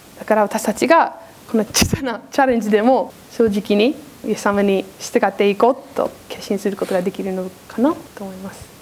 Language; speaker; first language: Japanese; non-native, fluent; English